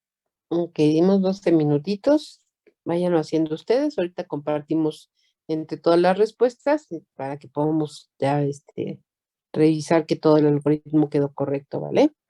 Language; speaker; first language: Spanish; native; Spanish